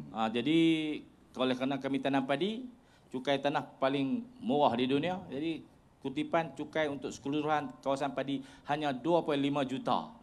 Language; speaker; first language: Malay; native; Malay